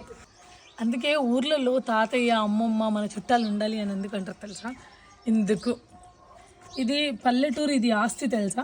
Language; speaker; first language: Telugu; native; Telugu